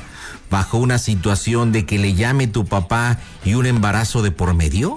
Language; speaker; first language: Spanish; native; Spanish